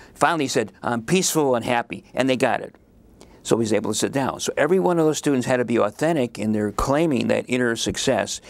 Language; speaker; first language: English; native; English